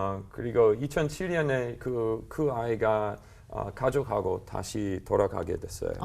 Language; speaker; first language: Korean; non-native, learner; English